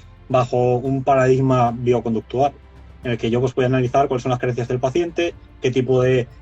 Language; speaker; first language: Spanish; native; Spanish